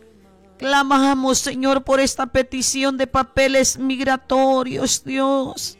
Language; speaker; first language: Spanish; native; Spanish